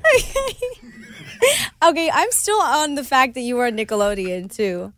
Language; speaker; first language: English; early bilingual, other home language; Spanish